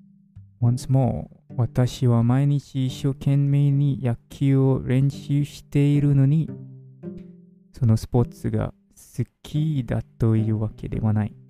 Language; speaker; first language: Japanese; non-native, learner; English